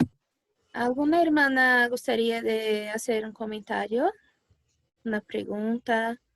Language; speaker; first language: Spanish; non-native, fluent; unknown